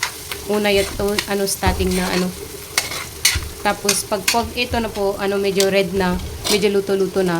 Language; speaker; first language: Filipino; non-native, learner; Punjabi